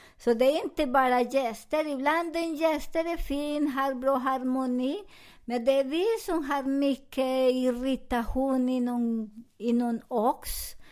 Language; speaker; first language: Swedish; non-native, learner; Spanish